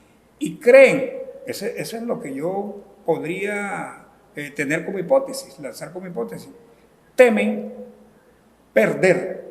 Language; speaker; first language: Spanish; native; Spanish